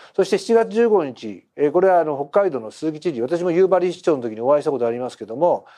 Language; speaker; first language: Japanese; native; Japanese